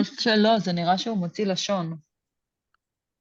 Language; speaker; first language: Hebrew; native; Hebrew